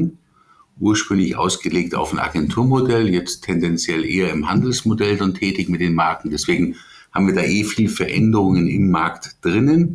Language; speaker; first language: German; native; German